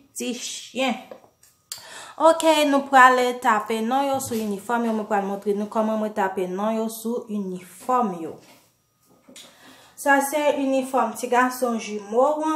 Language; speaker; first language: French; non-native, learner; Haitian Creole